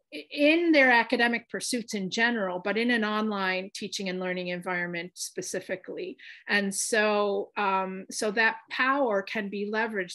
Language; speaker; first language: English; early bilingual, other home language; Spanish